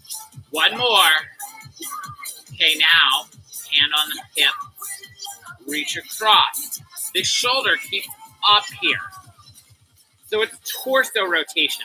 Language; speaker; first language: English; native; English